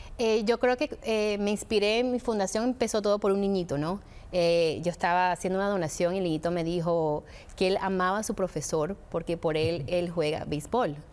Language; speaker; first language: Spanish; early bilingual, heritage; Spanish